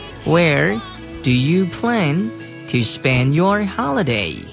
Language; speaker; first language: English; non-native, fluent; Chinese